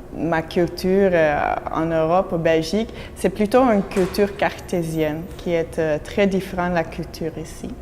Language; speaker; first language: French; non-native, local second language; Dutch